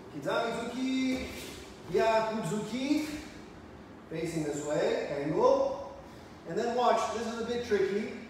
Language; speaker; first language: English; native; English